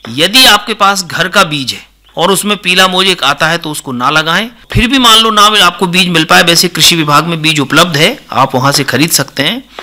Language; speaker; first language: Hindi; native; Hindi